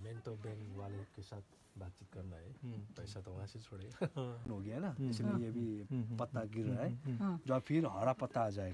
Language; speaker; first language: Hindi; non-native, local second language; Nepali